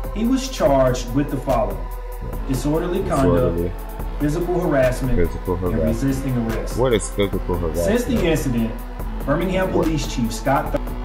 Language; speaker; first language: English; native; English